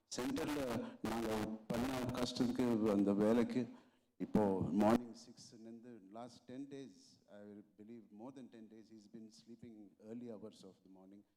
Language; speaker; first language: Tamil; non-native, local second language; Telugu